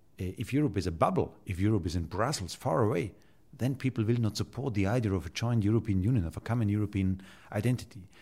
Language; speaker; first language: English; non-native, fluent; German